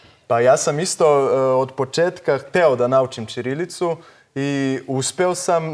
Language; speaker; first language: Serbian; non-native, fluent; Portuguese